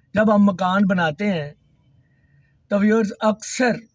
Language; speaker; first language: Urdu; non-native, local second language; Punjabi